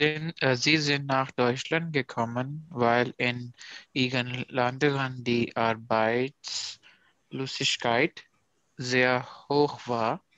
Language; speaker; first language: German; non-native, learner; Urdu